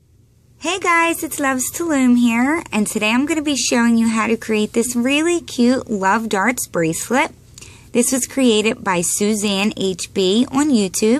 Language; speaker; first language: English; native; English